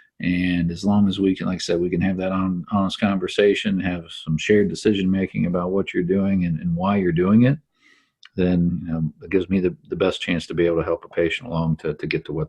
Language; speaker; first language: English; native; English